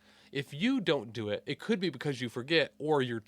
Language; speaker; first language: English; native; English